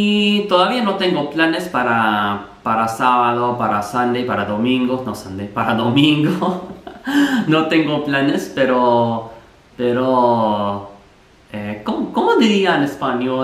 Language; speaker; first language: Spanish; non-native, fluent; English